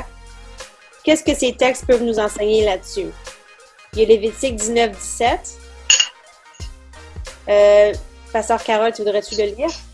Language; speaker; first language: French; native; French